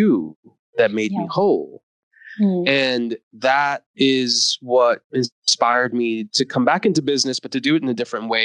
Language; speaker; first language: English; native; English